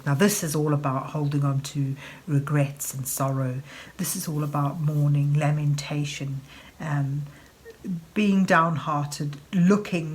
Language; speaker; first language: English; native; English